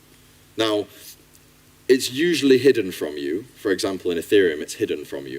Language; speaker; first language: English; native; English